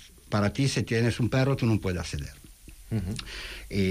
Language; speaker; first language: Spanish; non-native, fluent; Italian